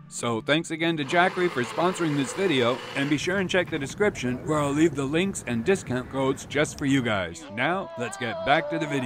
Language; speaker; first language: English; native; English